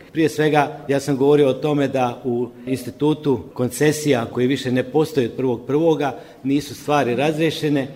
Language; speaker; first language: Croatian; native; Croatian